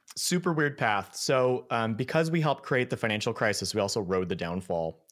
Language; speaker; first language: English; native; English